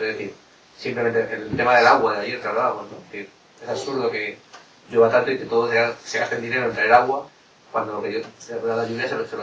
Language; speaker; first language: Spanish; native; Spanish